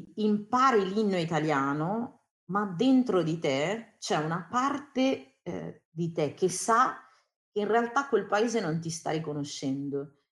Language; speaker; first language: Italian; early bilingual, other home language; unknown